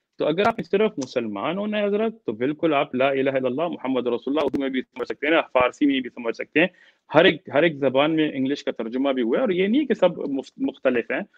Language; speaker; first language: Urdu; early bilingual, heritage; Urdu